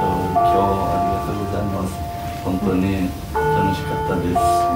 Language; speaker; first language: Japanese; non-native, learner; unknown